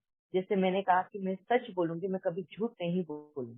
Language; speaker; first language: Hindi; native; Hindi